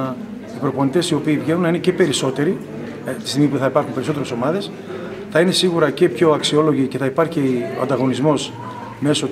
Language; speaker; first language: Greek; native; Greek